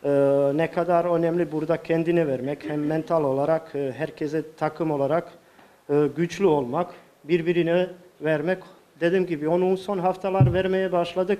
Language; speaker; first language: Turkish; non-native, fluent; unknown